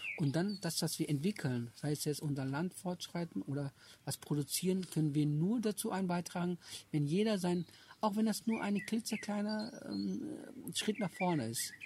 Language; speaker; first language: German; early bilingual, other home language; Turkish